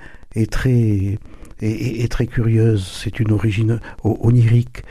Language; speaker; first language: French; native; French